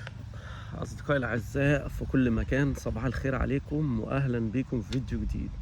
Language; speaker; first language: Arabic; native; Arabic